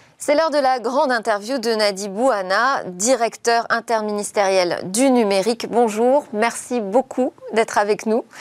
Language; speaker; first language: French; native; French